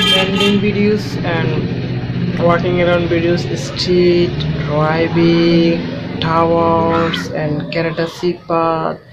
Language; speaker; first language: English; non-native, local second language; Bangla